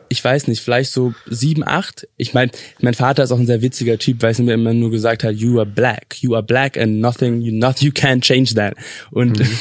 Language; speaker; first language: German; early bilingual, other home language; English